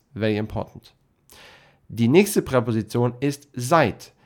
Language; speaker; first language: German; native; German